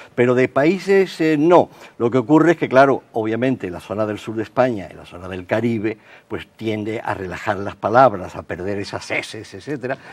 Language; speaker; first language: Spanish; native; Spanish